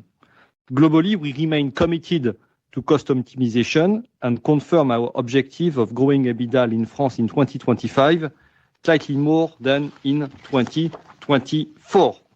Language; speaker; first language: English; non-native, fluent; French